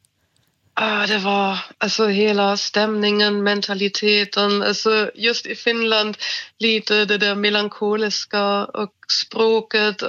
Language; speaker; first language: Swedish; non-native, fluent; German